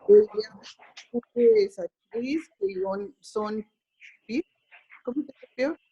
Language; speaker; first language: French; non-native, learner; Spanish